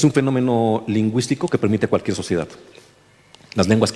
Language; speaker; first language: Spanish; native; Spanish